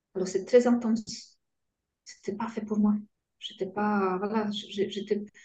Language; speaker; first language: French; non-native, fluent; Polish